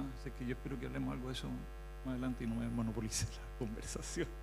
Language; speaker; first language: Spanish; native; Spanish